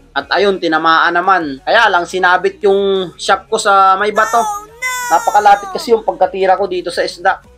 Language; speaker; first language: Filipino; non-native, local second language; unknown